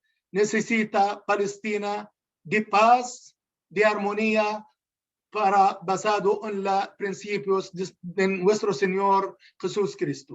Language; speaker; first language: Spanish; non-native, learner; Arabic